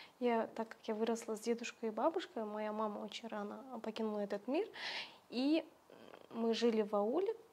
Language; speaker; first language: Russian; native; Russian